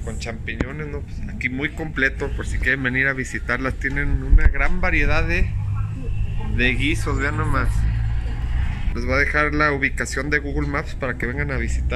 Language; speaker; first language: Spanish; native; Spanish